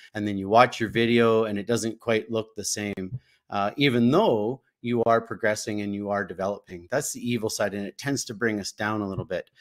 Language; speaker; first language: English; native; English